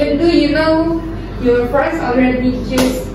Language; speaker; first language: English; non-native, learner; Indonesian